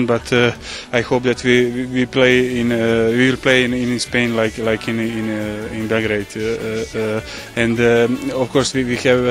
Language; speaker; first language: English; non-native, learner; Serbian